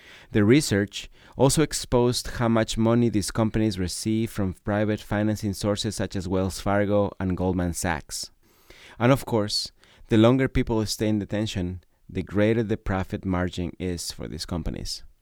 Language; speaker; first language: English; non-native, fluent; Spanish